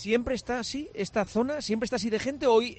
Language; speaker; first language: Spanish; native; Spanish